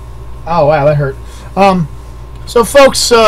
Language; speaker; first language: English; native; English